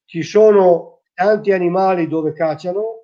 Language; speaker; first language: Italian; native; Italian